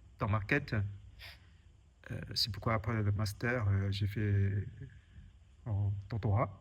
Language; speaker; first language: French; non-native, fluent; Chinese